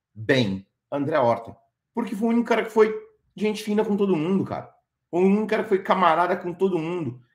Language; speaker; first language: Portuguese; native; Portuguese